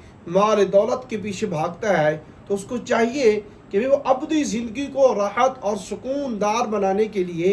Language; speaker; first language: Urdu; native; Urdu